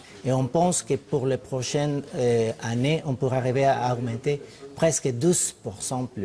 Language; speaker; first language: French; non-native, fluent; Spanish